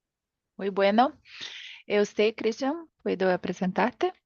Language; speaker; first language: Spanish; non-native, learner; Portuguese